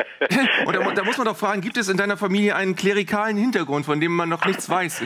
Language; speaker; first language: German; native; German